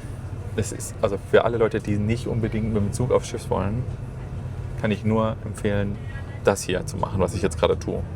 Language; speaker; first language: German; native; German